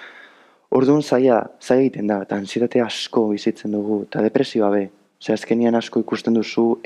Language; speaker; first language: Basque; native; Basque